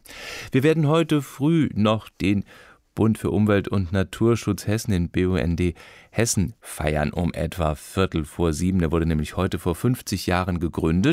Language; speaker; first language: German; native; German